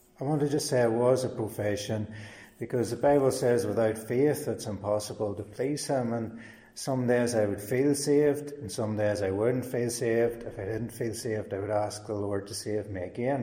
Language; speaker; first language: English; native; English